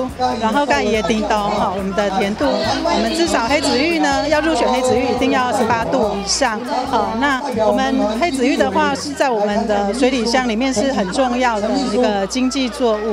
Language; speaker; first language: Chinese; non-native, local second language; Min Nan Chinese